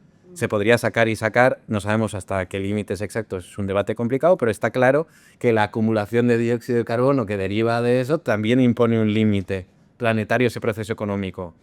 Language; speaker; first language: Spanish; native; Spanish